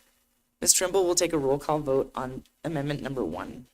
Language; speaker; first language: English; native; English